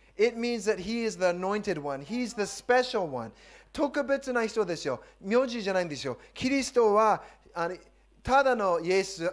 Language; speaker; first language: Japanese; non-native, fluent; English